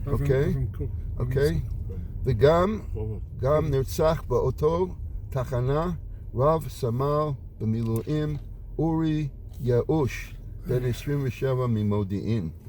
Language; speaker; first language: Hebrew; non-native, fluent; English